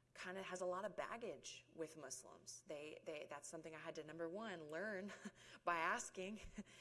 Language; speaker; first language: English; native; English